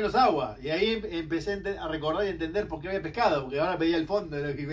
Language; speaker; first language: Spanish; native; Spanish